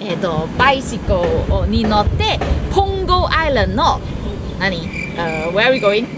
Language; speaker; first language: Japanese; non-native, learner; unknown